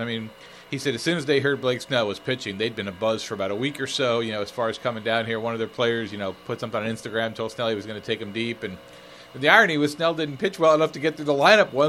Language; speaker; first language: English; native; English